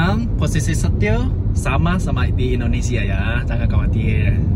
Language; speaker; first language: Indonesian; non-native, fluent; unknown